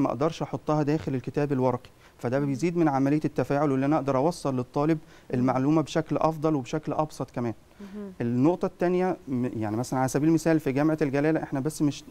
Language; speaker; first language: Arabic; native; Arabic